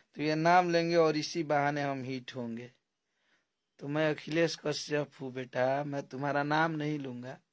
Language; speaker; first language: Hindi; native; Hindi